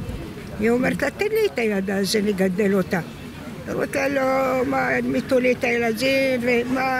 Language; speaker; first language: Hebrew; non-native, fluent; Arabic